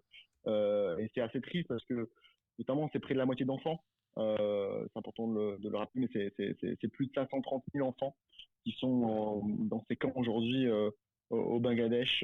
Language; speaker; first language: French; native; French